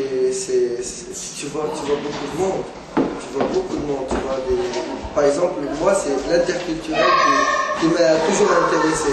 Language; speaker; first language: French; non-native, fluent; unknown